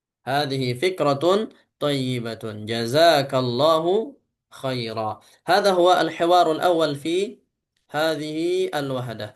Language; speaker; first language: Arabic; non-native, fluent; Indonesian